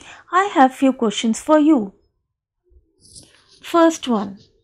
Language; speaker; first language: English; non-native, local second language; Hindi